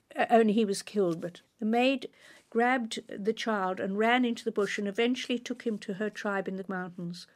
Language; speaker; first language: English; native; English